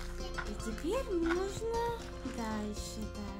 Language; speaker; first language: Russian; non-native, learner; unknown